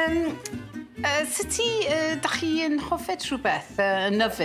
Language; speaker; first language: Welsh; non-native, learner; English